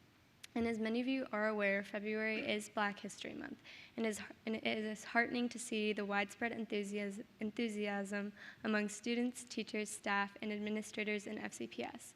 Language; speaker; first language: English; native; English